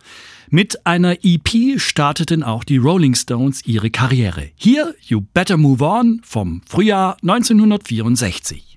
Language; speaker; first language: German; native; German